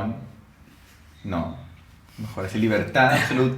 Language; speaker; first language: Spanish; native; Spanish